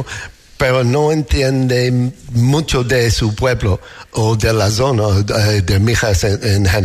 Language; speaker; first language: Spanish; non-native, learner; English